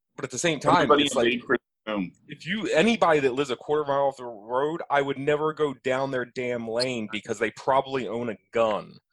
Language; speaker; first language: English; native; English